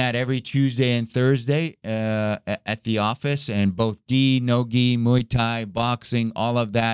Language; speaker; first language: English; early bilingual, other home language; Arabic